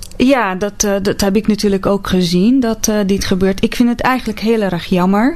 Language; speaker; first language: Dutch; non-native, fluent; Hungarian